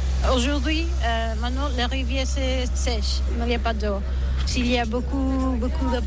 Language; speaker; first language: French; non-native, learner; Catalan